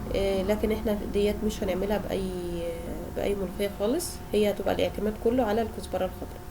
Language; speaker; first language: Arabic; native; Arabic